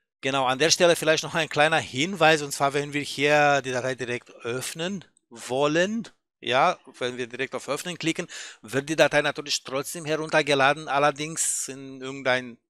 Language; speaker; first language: German; native; German